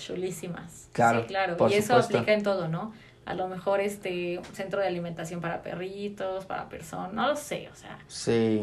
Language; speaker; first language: Spanish; native; Spanish